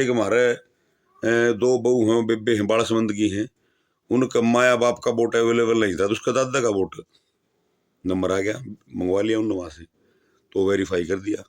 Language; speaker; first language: Hindi; native; Hindi